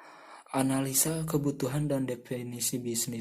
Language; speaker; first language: Indonesian; native; Indonesian